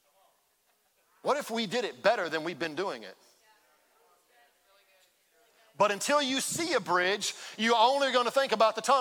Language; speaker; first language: English; native; English